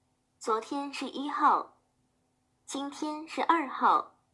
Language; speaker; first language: Chinese; non-native, learner; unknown